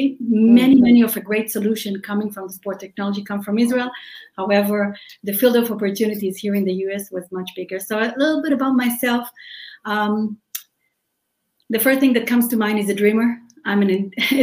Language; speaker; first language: English; non-native, fluent; Hebrew